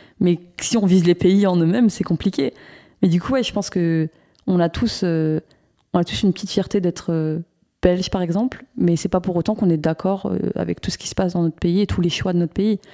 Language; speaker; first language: French; native; French